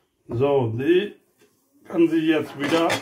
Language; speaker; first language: German; non-native, learner; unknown